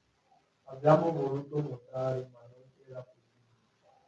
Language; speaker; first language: Italian; non-native, learner; French